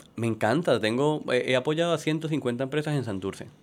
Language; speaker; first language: Spanish; native; Spanish